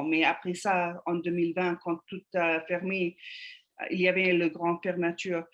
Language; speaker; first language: French; non-native, fluent; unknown